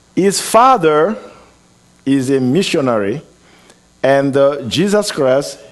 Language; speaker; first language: English; non-native, fluent; Lingala